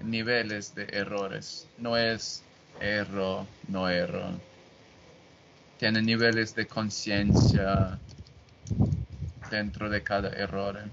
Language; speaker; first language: Spanish; non-native, learner; Portuguese